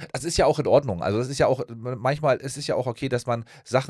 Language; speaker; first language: German; native; German